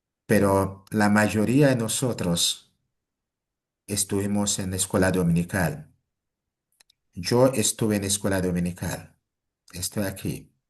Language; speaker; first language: Spanish; non-native, fluent; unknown